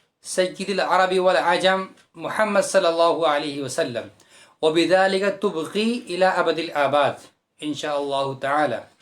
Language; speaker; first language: Arabic; non-native, fluent; Urdu